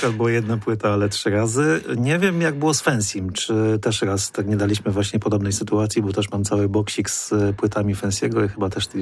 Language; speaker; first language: Polish; native; Polish